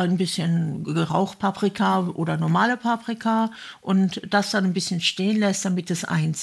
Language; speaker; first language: German; native; German